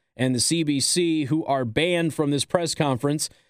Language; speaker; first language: English; native; English